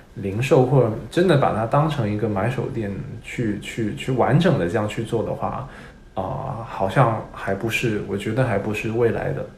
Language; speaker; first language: Chinese; non-native, local second language; Cantonese